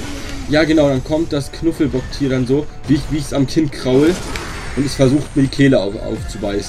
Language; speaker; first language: German; native; German